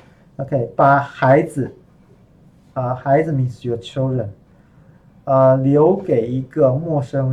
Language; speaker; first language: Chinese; non-native, fluent; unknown